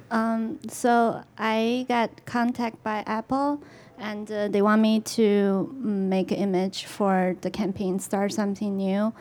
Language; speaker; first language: English; non-native, fluent; Chinese